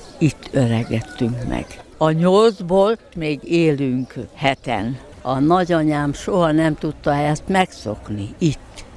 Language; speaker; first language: Hungarian; native; Hungarian